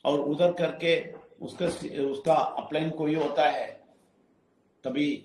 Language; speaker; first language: Hindi; non-native, local second language; Telugu